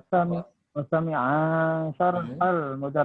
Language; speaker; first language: Arabic; non-native, learner; Indonesian